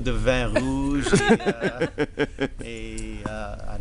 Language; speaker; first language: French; non-native, learner; English